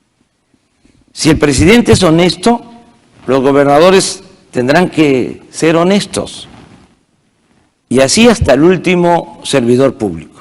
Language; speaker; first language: Spanish; native; Spanish